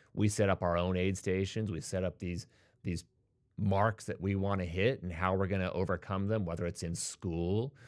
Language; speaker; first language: English; native; English